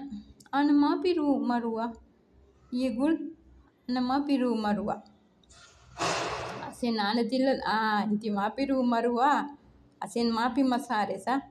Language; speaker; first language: Arabic; non-native, learner; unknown